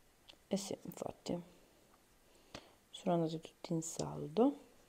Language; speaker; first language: Italian; native; Italian